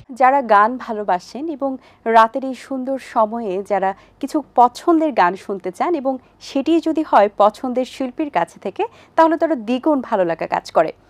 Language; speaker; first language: Bangla; native; Bangla